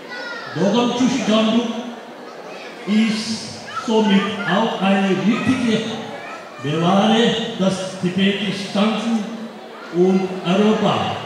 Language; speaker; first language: German; non-native, fluent; Tibetan